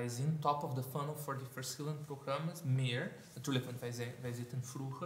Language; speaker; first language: Dutch; non-native, fluent; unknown